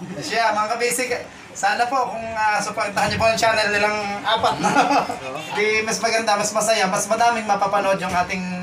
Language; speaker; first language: Filipino; native; Filipino